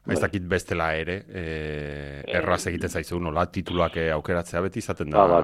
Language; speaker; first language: Basque; native; Basque